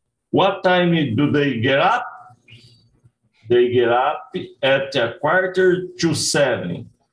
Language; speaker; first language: English; non-native, learner; Portuguese